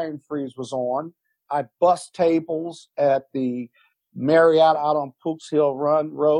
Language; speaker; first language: English; native; English